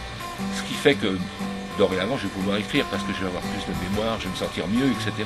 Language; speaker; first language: French; native; French